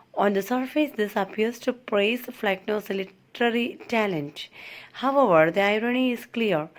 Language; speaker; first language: English; non-native, local second language; Malayalam